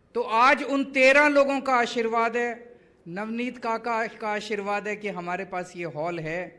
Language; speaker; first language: Hindi; native; Hindi